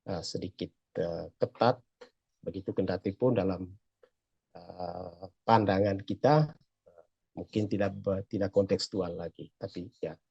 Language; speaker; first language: Indonesian; native; Indonesian